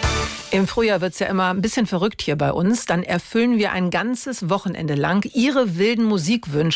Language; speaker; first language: German; native; German